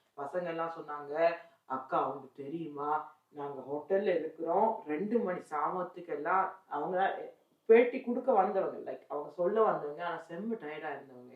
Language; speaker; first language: Tamil; early bilingual, heritage; Tamil